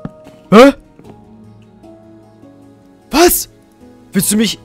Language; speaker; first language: German; native; German